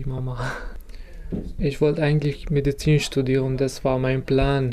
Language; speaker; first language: German; non-native, fluent; Kurdish